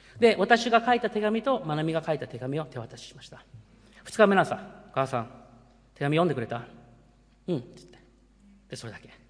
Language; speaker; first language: Japanese; early bilingual, heritage; Japanese